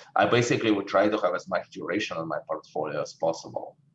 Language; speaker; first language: English; non-native, fluent; Russian